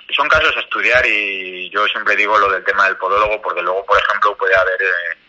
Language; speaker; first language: Spanish; native; Spanish